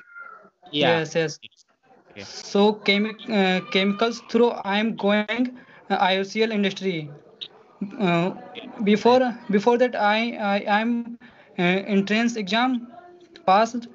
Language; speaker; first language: English; non-native, learner; Hindi